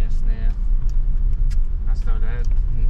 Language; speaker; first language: Russian; native; Russian